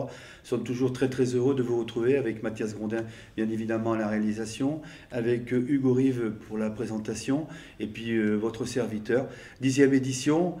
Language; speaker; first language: French; native; French